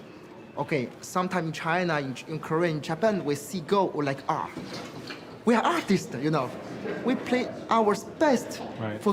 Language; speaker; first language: English; non-native, learner; Chinese